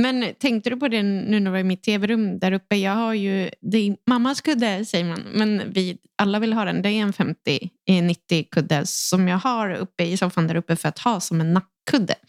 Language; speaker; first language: Swedish; native; Swedish